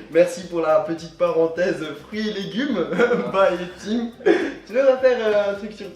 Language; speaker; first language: French; native; French